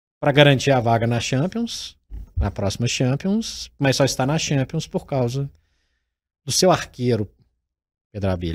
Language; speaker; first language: Portuguese; native; Portuguese